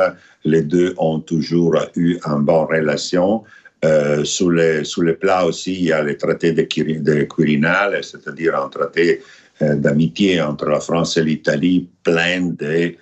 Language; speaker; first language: French; non-native, fluent; Italian